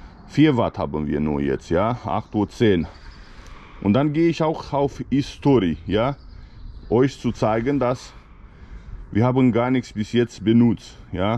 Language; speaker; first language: German; non-native, fluent; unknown